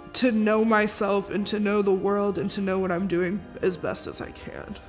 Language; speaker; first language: English; native; English